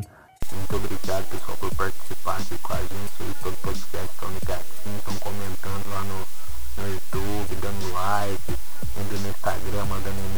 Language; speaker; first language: Portuguese; native; Portuguese